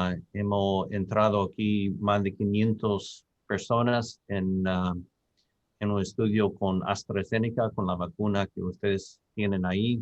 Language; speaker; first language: Spanish; non-native, fluent; English